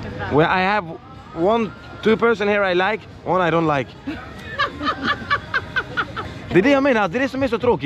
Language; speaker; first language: English; non-native, fluent; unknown